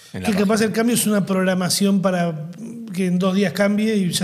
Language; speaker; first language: Spanish; native; Spanish